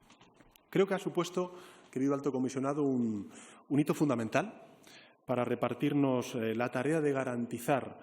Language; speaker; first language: Spanish; native; Spanish